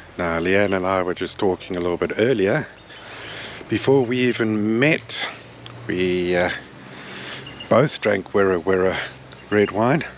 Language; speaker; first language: English; native; English